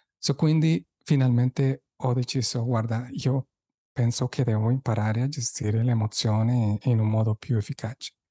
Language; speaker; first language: Italian; non-native, fluent; Spanish